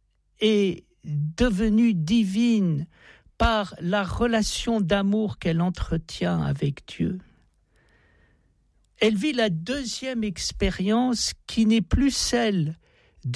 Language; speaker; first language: French; native; French